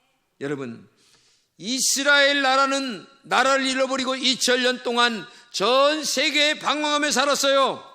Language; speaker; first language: Korean; native; Korean